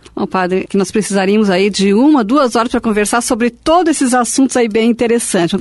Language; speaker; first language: Portuguese; native; Portuguese